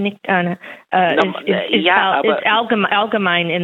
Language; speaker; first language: German; non-native, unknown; English